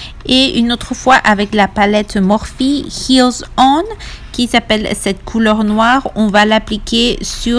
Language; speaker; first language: French; non-native, fluent; Spanish